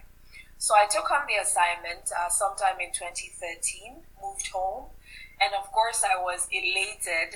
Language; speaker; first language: English; non-native, local second language; Yoruba